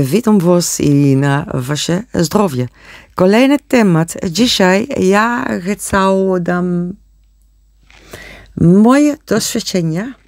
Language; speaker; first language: Polish; non-native, learner; Dutch